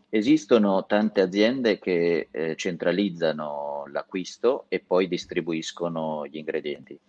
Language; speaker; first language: Italian; native; Italian